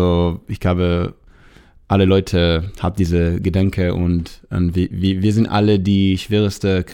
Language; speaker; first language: German; non-native, learner; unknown